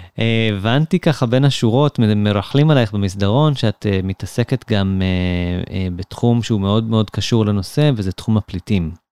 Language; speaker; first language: Hebrew; native; Hebrew